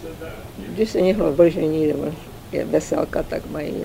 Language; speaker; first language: Czech; early bilingual, heritage; Czech